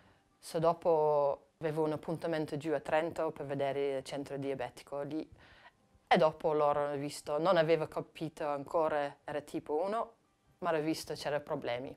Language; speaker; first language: Italian; non-native, learner; English